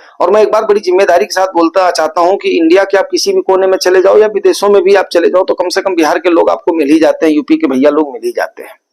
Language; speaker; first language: Hindi; native; Hindi